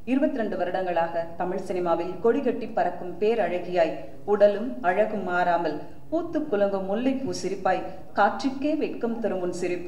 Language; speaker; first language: Tamil; native; Tamil